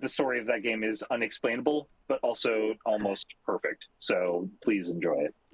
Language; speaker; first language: English; native; English